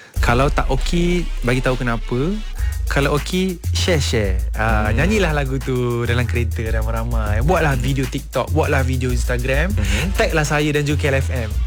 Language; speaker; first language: Malay; native; Malay